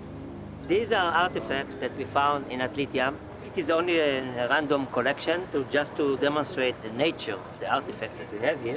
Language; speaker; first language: English; non-native, fluent; Hebrew